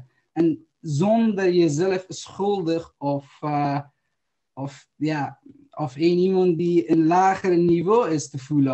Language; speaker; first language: Dutch; non-native, learner; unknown